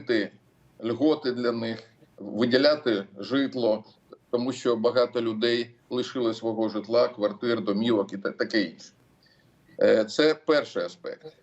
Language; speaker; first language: Ukrainian; non-native, local second language; Russian